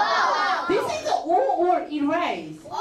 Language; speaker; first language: English; non-native, fluent; Korean